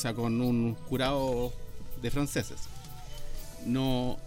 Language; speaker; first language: Spanish; native; Spanish